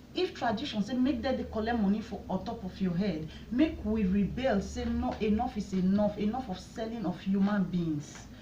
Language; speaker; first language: Nigerian Pidgin; non-native, local second language; Bini